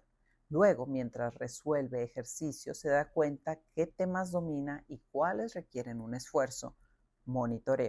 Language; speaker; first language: Spanish; native; Spanish